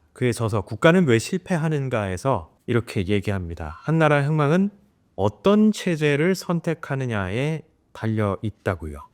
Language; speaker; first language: Korean; native; Korean